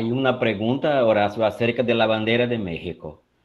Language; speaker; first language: Spanish; non-native, fluent; Portuguese